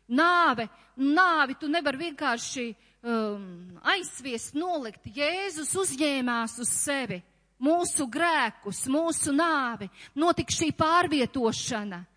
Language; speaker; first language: Latvian; native; Latvian